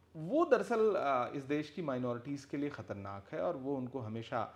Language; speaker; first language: Hindi; native; Hindi